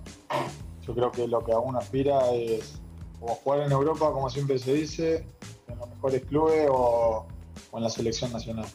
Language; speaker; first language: Spanish; native; Spanish